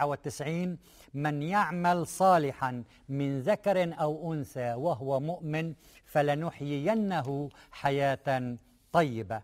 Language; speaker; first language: Arabic; native; Arabic